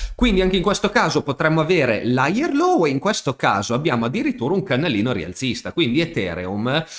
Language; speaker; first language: Italian; native; Italian